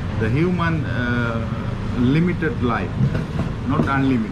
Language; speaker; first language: English; non-native, learner; Tamil